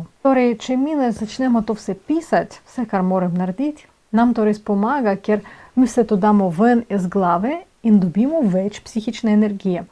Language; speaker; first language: Slovenian; non-native, fluent; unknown